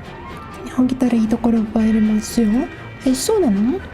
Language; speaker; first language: Japanese; non-native, learner; English